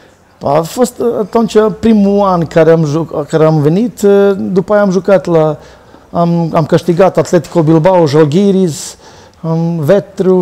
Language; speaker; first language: Romanian; non-native, learner; Serbian